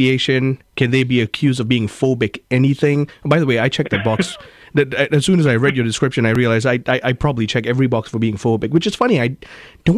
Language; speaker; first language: English; non-native, local second language; Tamil